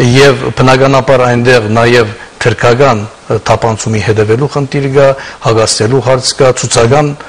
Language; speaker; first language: Armenian; early bilingual, heritage; Armenian